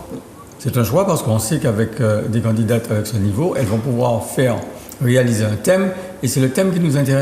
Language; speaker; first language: French; native; French